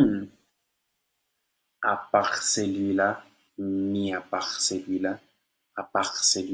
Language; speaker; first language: French; non-native, learner; Spanish